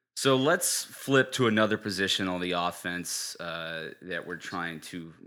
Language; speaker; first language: English; native; English